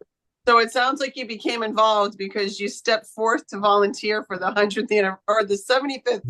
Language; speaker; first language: English; native; English